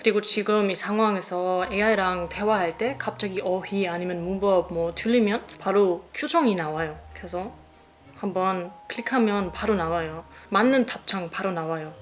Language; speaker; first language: Korean; non-native, fluent; German